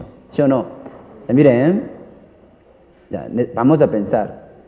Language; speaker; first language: Spanish; non-native, learner; Korean